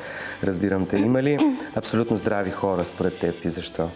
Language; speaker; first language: Bulgarian; native; Bulgarian